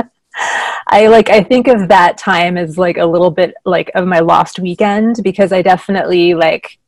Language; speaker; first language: English; native; English